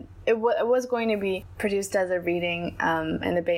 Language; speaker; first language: English; non-native, local second language; Chinese